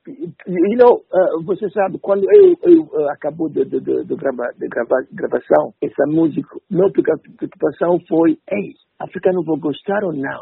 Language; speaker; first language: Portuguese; non-native, learner; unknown